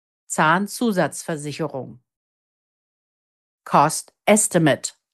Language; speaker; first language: German; native; German